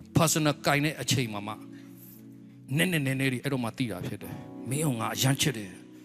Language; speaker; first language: Burmese; native; Burmese